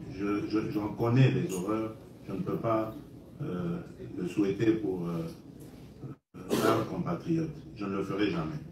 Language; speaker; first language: French; non-native, local second language; Luba-Lulua